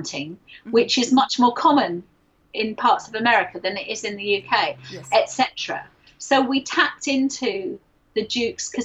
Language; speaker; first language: English; native; English